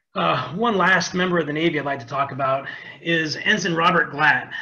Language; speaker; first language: English; native; English